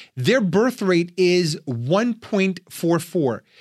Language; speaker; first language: English; early bilingual, other home language; Russian